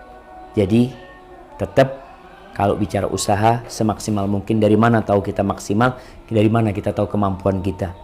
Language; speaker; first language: Indonesian; native; Indonesian